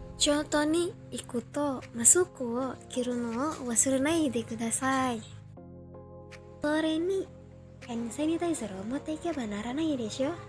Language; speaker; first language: Japanese; non-native, learner; Indonesian